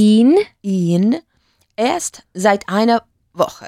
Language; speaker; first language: German; non-native, learner; Spanish